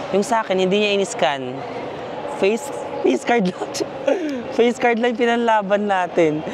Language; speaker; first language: Filipino; non-native, local second language; Cebuano